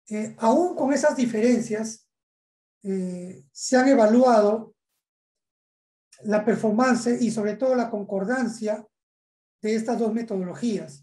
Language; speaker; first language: Spanish; native; Spanish